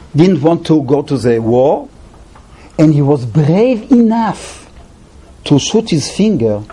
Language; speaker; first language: English; non-native, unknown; Hebrew